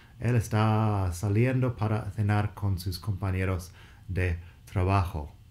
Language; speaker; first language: Spanish; non-native, fluent; English